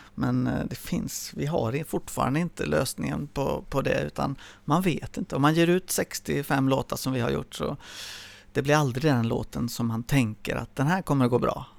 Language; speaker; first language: Swedish; early bilingual, other home language; Spanish